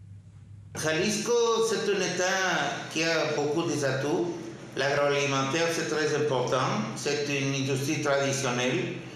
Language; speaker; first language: French; non-native, fluent; Spanish